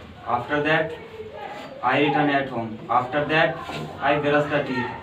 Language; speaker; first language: English; non-native, learner; Hindi